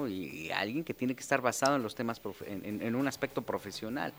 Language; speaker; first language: Spanish; native; Spanish